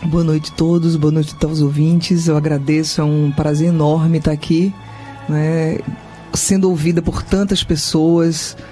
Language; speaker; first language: Portuguese; native; Portuguese